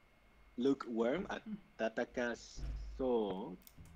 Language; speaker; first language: Japanese; non-native, learner; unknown